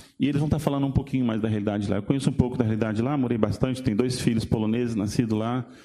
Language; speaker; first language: Portuguese; native; Portuguese